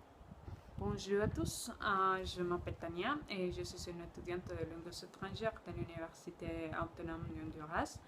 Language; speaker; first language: French; non-native, learner; Spanish